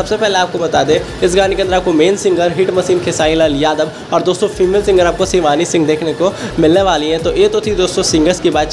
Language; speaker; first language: Hindi; native; Hindi